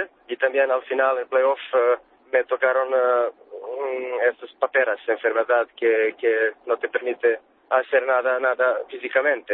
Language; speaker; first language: Spanish; non-native, fluent; Serbian